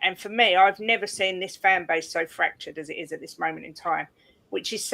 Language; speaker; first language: English; native; English